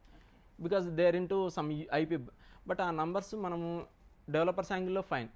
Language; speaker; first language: English; non-native, local second language; Telugu